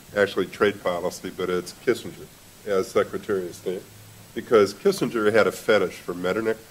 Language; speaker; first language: English; native; English